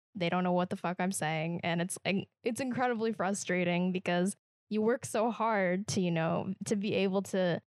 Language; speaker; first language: English; native; English